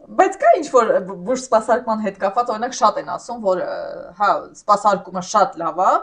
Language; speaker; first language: Armenian; native; Armenian